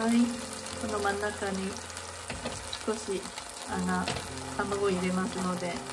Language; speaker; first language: Japanese; non-native, fluent; Chinese